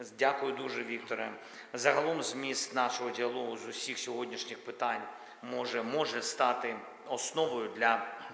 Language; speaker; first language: Ukrainian; native; Ukrainian